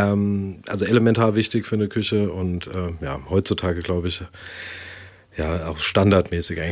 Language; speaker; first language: German; native; German